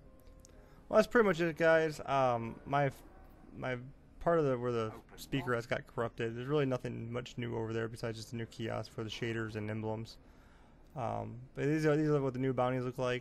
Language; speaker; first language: English; native; English